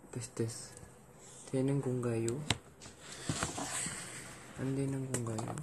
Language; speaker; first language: Korean; non-native, fluent; Indonesian